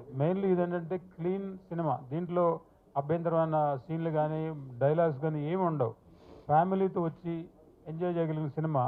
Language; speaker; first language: Telugu; native; Telugu